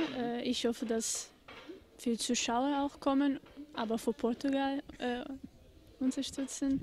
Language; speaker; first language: German; non-native, fluent; Portuguese